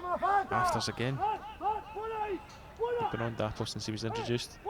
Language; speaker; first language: English; native; English